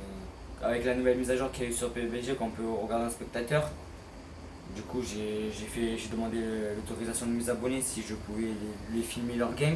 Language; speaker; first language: French; native; French